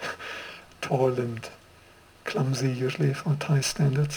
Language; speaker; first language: English; non-native, fluent; German